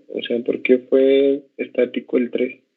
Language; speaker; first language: Spanish; native; Spanish